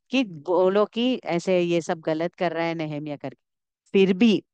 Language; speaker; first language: Hindi; non-native, local second language; Telugu